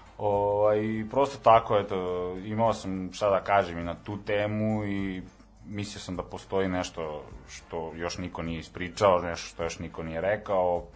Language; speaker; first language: Serbian; native; Serbian